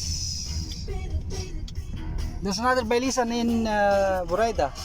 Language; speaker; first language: English; non-native, learner; Filipino